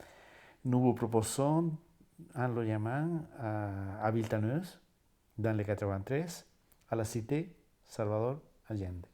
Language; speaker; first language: French; non-native, fluent; Spanish